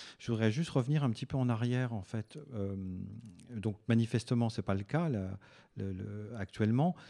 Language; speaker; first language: French; native; French